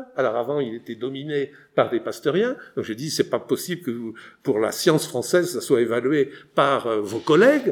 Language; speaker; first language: French; native; French